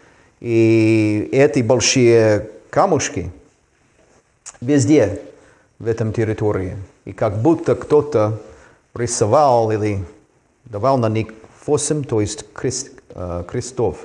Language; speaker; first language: Russian; non-native, fluent; English